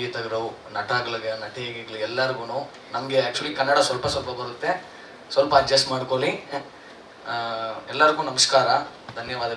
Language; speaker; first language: Kannada; non-native, learner; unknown